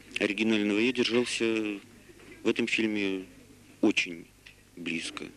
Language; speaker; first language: Russian; native; Russian